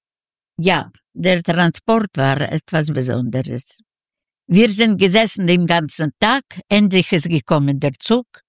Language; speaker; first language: German; non-native, learner; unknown